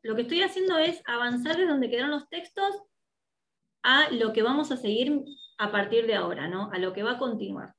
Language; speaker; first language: Spanish; native; Spanish